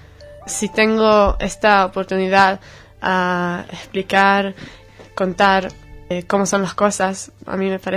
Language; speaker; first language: Spanish; non-native, learner; Hebrew